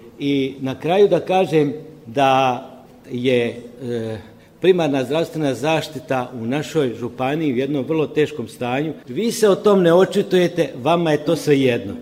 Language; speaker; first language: Croatian; native; Croatian